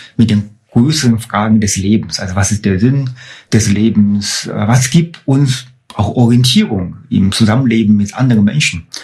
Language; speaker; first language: German; non-native, fluent; Chinese